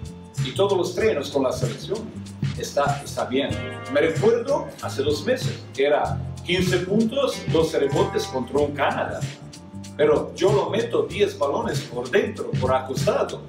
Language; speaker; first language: Spanish; non-native, fluent; Croatian